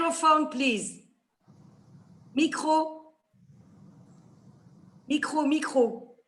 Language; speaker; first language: English; non-native, fluent; Arabic